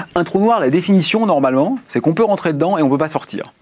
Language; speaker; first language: French; native; French